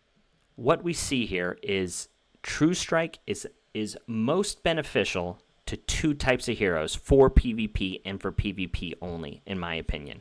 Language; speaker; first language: English; native; English